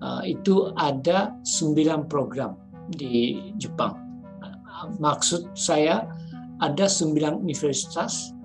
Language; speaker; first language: Indonesian; non-native, fluent; Japanese